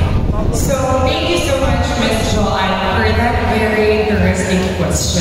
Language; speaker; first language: English; non-native, local second language; Filipino